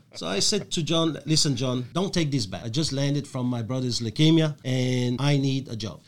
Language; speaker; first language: English; non-native, fluent; French